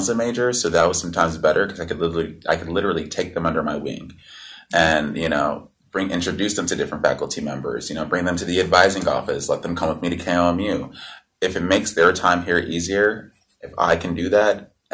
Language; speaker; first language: English; native; English